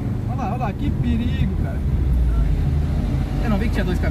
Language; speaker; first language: Portuguese; native; Portuguese